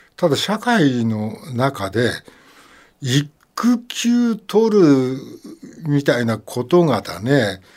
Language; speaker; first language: Japanese; native; Japanese